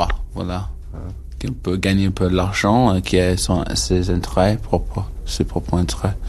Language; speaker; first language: French; non-native, learner; English